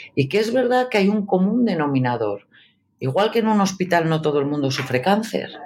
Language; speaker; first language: Spanish; native; Spanish